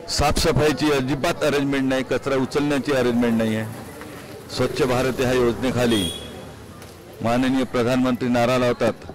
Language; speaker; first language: Marathi; native; Marathi